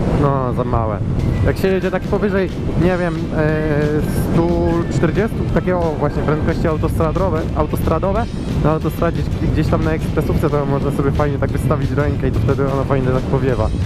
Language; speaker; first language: Polish; native; Polish